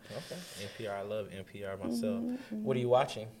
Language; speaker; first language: English; native; English